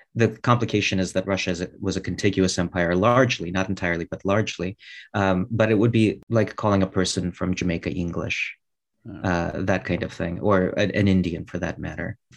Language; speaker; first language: English; early bilingual, other home language; Russian